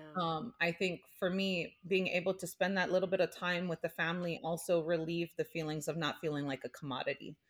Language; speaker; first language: English; native; English